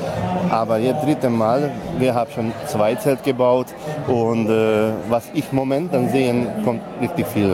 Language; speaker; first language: German; non-native, local second language; Hungarian